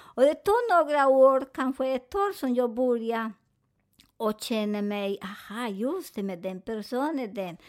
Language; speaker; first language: Swedish; non-native, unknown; Spanish